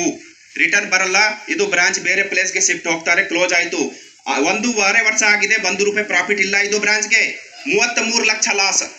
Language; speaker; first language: Kannada; non-native, learner; Hindi